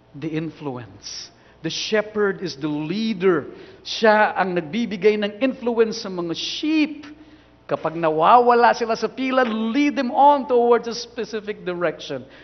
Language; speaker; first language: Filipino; non-native, local second language; Cebuano